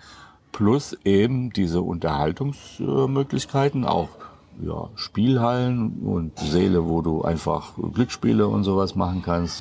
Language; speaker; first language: German; native; German